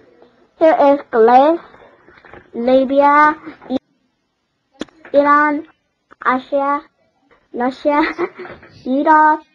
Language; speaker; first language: English; non-native, learner; Korean